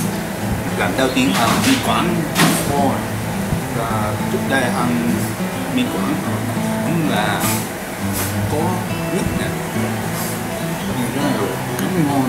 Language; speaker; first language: Vietnamese; non-native, learner; Japanese